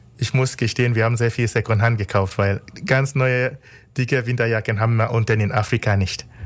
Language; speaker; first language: German; non-native, fluent; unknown